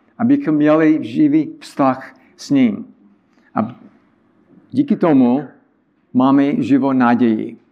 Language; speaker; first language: Czech; non-native, learner; English